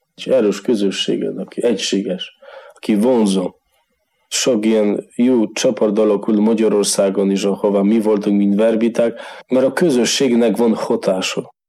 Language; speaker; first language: Hungarian; non-native, fluent; Polish